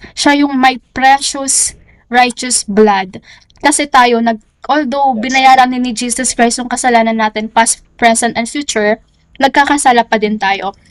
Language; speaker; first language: Filipino; native; Filipino